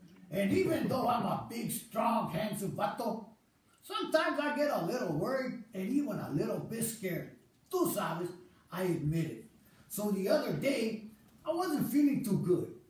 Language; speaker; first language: English; early bilingual, other home language; Spanish